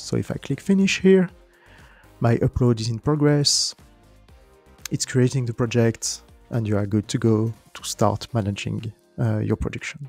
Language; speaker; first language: English; non-native, fluent; French